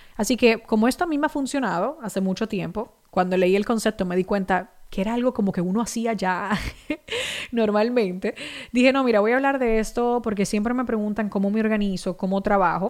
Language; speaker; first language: Spanish; native; Spanish